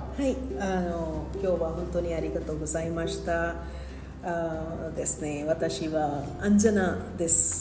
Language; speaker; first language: Japanese; non-native, fluent; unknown